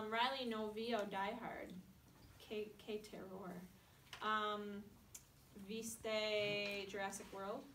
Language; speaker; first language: Spanish; non-native, fluent; English